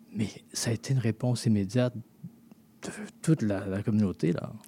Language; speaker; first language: French; native; French